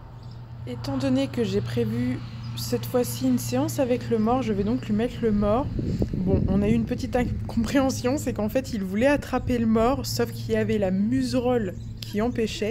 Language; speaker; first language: French; native; French